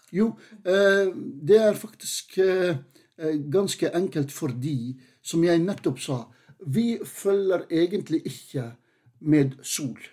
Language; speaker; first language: Norwegian; non-native, fluent; Arabic